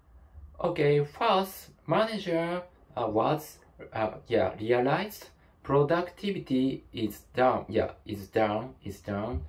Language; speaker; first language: English; non-native, learner; Japanese